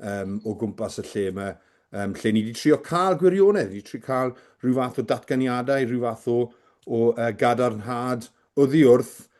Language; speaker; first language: Welsh; native; Welsh